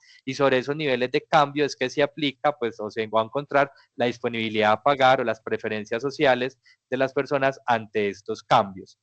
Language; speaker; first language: Spanish; native; Spanish